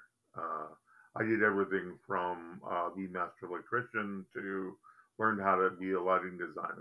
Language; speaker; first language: English; native; English